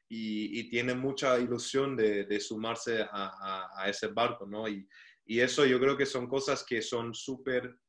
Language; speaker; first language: Spanish; non-native, fluent; German